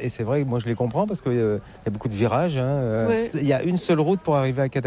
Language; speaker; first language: French; native; French